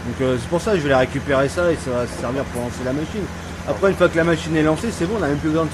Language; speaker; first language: French; native; French